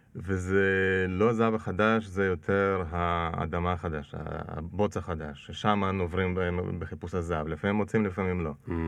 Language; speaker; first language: Hebrew; non-native, fluent; Russian